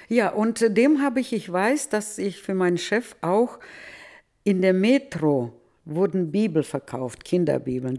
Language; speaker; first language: German; early bilingual, heritage; Russian